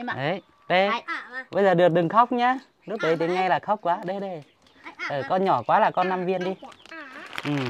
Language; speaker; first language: Vietnamese; non-native, local second language; Hmong